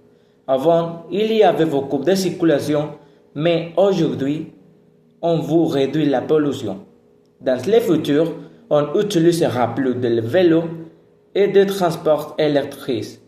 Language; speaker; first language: French; non-native, learner; Spanish